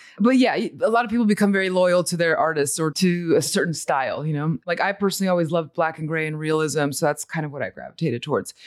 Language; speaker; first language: English; early bilingual, other home language; Spanish